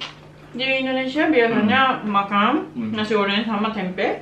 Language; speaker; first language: Indonesian; non-native, learner; Japanese